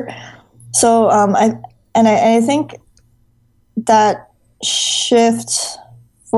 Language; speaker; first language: English; native; English